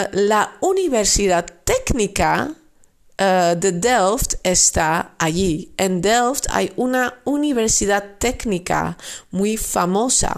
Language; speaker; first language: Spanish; non-native, fluent; Dutch